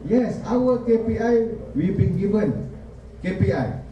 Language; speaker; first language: English; non-native, local second language; Malay